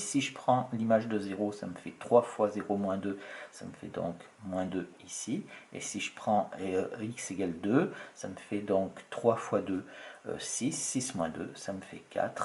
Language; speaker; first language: French; native; French